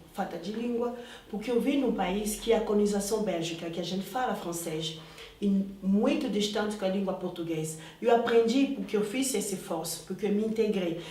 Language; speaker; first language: Portuguese; non-native, fluent; Lingala